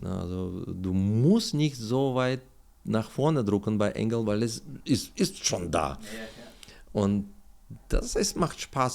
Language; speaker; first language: German; non-native, learner; Russian